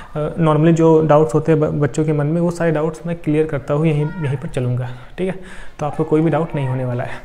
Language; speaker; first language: Hindi; native; Hindi